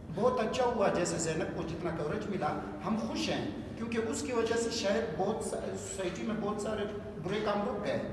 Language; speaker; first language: Urdu; non-native, local second language; Pashto